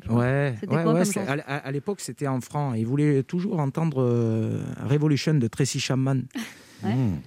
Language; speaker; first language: French; native; French